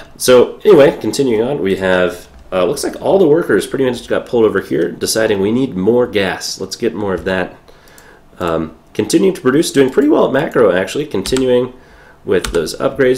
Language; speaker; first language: English; native; English